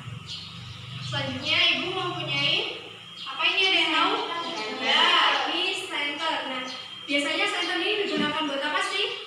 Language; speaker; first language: Indonesian; native; Indonesian